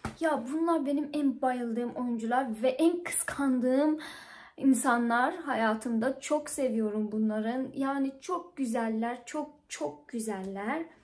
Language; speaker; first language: Turkish; non-native, fluent; Persian